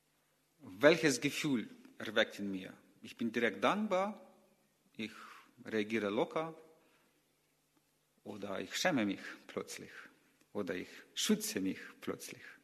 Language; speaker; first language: German; non-native, learner; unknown